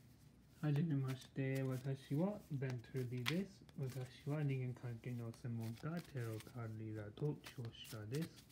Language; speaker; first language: Japanese; non-native, learner; English